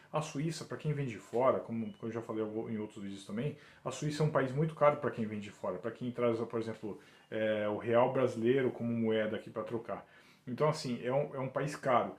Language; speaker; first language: Portuguese; native; Portuguese